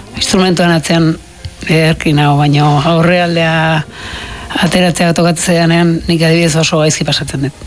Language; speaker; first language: Basque; native; Basque